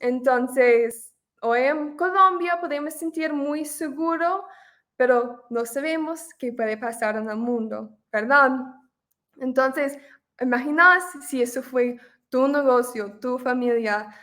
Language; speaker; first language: Spanish; non-native, fluent; English